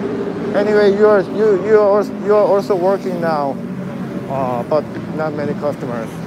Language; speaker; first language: English; non-native, learner; Korean